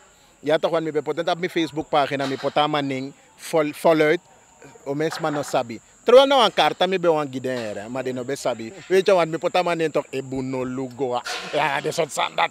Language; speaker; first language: Dutch; native; Dutch